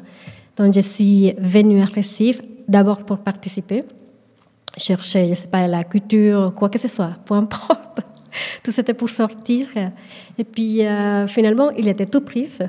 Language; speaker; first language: French; non-native, fluent; Spanish